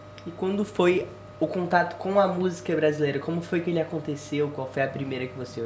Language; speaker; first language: Portuguese; native; Portuguese